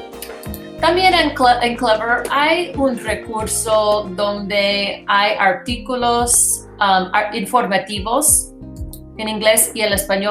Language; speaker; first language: Spanish; non-native, fluent; English